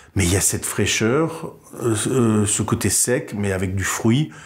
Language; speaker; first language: French; native; French